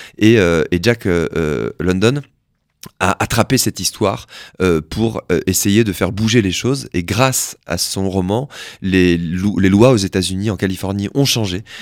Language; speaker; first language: French; native; French